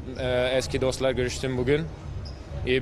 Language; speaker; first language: Turkish; non-native, learner; Hungarian